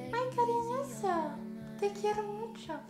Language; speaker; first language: Spanish; early bilingual, heritage; French